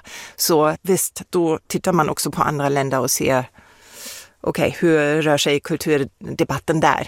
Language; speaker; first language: Swedish; non-native, fluent; German